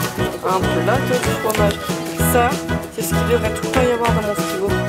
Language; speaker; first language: French; native; French